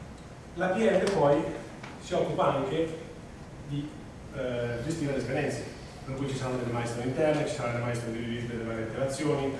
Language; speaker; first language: Italian; native; Italian